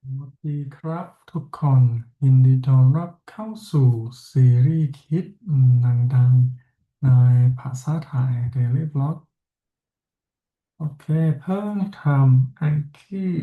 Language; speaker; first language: Thai; non-native, fluent; English